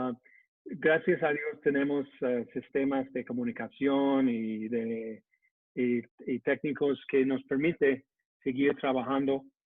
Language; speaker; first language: Spanish; non-native, fluent; English